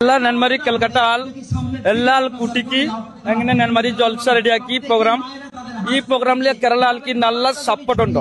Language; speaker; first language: Malayalam; non-native, learner; Bangla